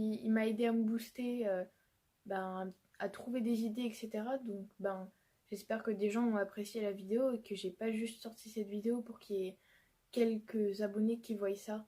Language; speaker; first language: French; native; French